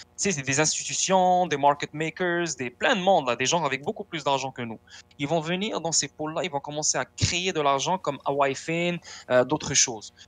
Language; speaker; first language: French; non-native, local second language; Arabic